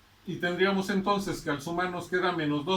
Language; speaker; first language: Spanish; native; Spanish